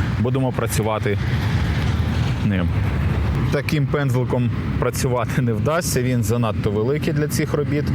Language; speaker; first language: Ukrainian; native; Ukrainian